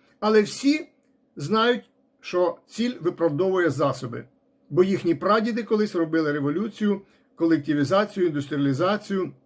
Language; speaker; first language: Ukrainian; non-native, local second language; Russian